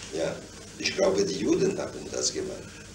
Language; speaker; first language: German; non-native, fluent; French